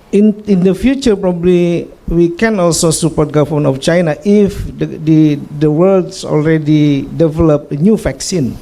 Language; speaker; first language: English; non-native, fluent; Indonesian